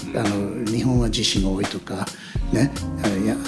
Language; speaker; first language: Japanese; non-native, fluent; English